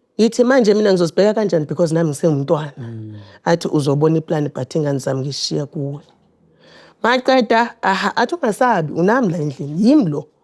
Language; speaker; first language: Zulu; non-native, local second language; Xhosa